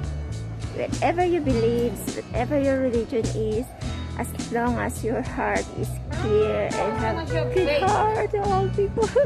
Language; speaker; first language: English; non-native, local second language; Filipino